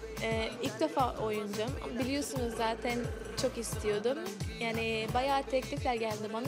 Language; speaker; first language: Turkish; non-native, learner; English